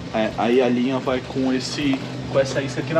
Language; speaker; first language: Portuguese; native; Portuguese